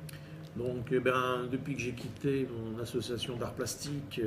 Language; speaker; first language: French; native; French